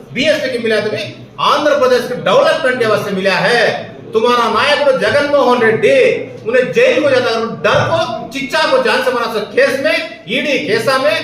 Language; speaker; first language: Hindi; non-native, local second language; Urdu